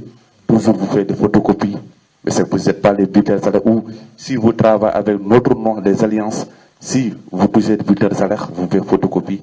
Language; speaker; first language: French; non-native, learner; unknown